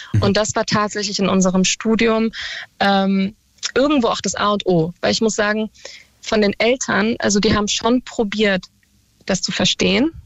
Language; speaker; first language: German; early bilingual, other home language; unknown